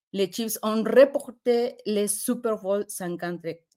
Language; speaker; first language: French; non-native, learner; Spanish